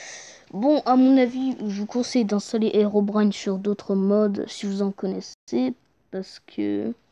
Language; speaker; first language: French; native; French